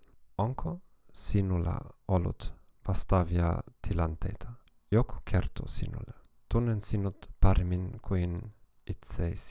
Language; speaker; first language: Finnish; non-native, fluent; German